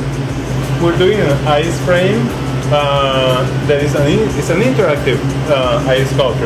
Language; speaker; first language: English; non-native, fluent; Spanish